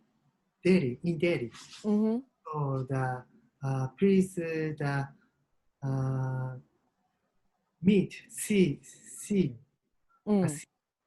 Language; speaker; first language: English; non-native, learner; Japanese